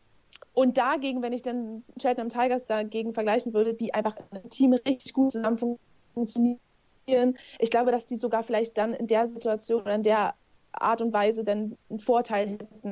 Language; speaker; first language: German; native; German